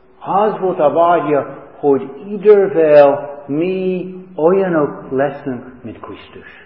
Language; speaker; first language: Hungarian; non-native, fluent; English